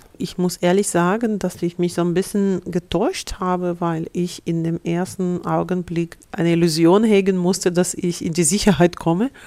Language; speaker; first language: German; non-native, fluent; Russian